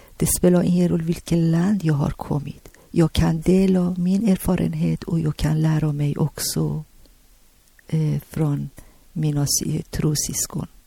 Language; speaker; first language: Swedish; non-native, learner; Persian